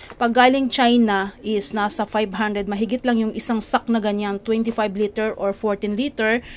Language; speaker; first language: Filipino; native; Filipino